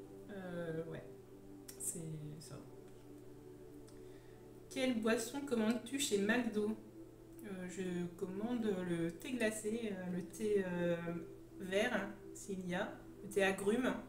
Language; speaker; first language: French; native; French